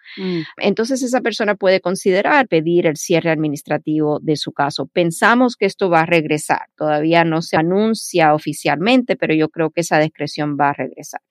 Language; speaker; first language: Spanish; early bilingual, heritage; Spanish